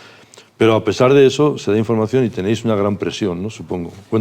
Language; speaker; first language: Spanish; native; Spanish